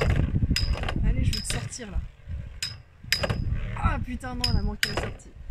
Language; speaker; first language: French; native; French